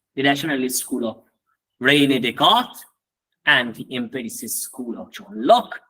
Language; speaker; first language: English; non-native, local second language; Bangla